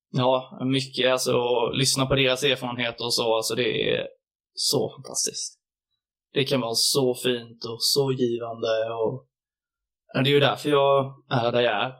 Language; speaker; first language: Swedish; native; Swedish